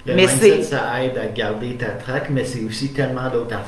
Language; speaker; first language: French; native; French